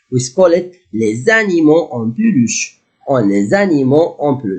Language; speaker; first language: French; non-native, fluent; Arabic